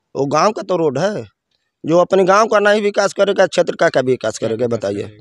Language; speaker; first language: Hindi; native; Hindi